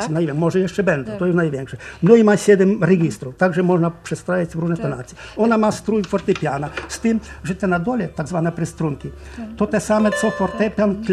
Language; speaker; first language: Polish; non-native, local second language; Ukrainian